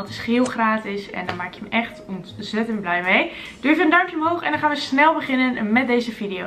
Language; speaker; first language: Dutch; native; Dutch